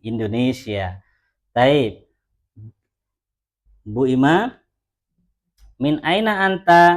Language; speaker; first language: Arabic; non-native, fluent; Indonesian